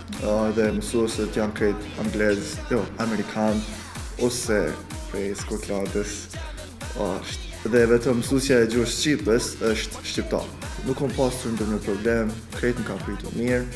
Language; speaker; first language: Albanian; early bilingual, other home language; Korean